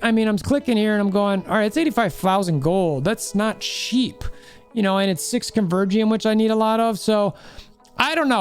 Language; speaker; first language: English; native; English